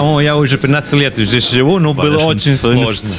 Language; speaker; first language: Russian; non-native, learner; Italian